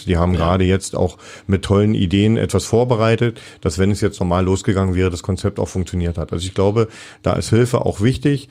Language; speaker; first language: German; native; German